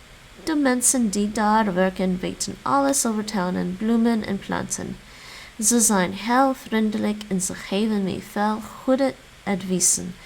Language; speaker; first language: Dutch; non-native, learner; English